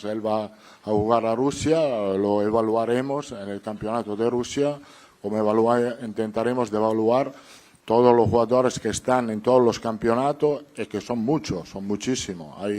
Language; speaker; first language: Spanish; non-native, fluent; Italian